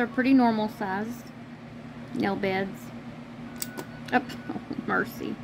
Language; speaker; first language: English; native; English